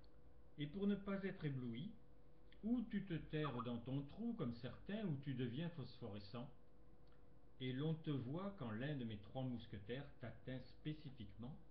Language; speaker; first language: French; native; French